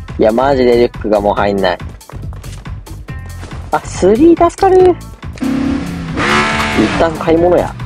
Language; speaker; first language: Japanese; native; Japanese